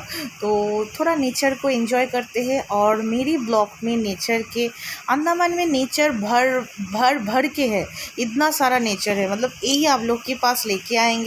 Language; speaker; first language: Hindi; non-native, local second language; Bangla